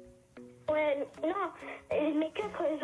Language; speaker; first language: French; early bilingual, other home language; Turkish